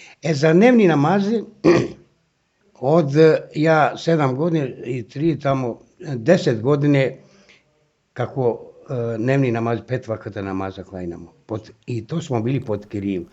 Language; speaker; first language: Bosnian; non-native, local second language; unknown